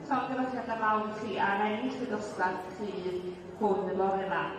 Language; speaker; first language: Welsh; native; Welsh